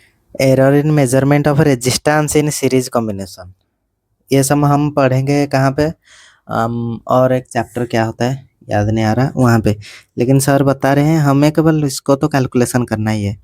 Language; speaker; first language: Hindi; native; Hindi